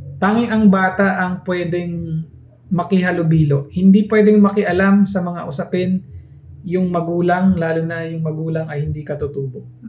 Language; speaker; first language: Filipino; non-native, local second language; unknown